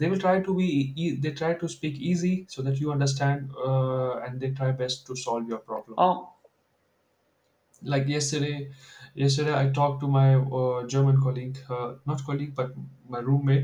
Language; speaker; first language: English; non-native, local second language; Hindi